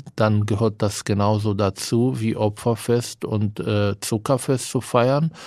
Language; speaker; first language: German; non-native, fluent; Hebrew